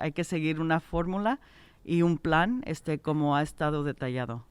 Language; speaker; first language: Spanish; early bilingual, heritage; Spanish